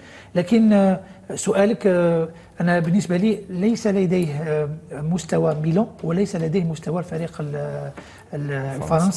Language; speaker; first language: Arabic; native; Arabic